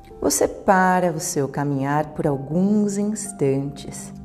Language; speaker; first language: Portuguese; native; Portuguese